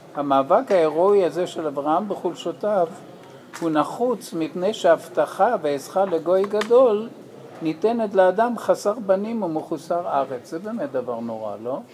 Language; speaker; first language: Hebrew; non-native, fluent; English